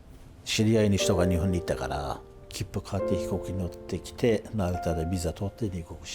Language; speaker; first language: Japanese; non-native, fluent; Kurdish